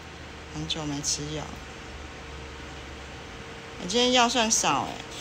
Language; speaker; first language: Chinese; native; Chinese